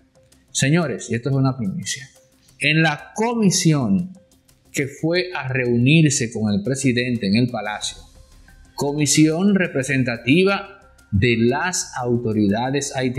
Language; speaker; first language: Spanish; native; Spanish